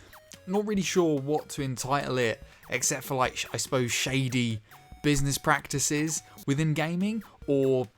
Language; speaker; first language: English; native; English